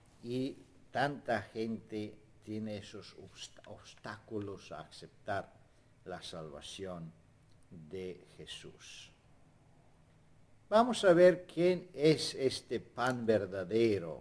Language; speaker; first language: Spanish; non-native, fluent; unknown